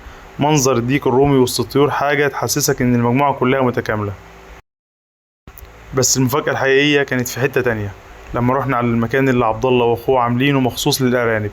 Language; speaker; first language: Arabic; native; Arabic